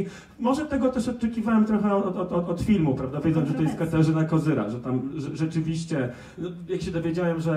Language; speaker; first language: Polish; native; Polish